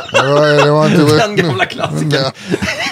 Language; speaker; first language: Swedish; native; Swedish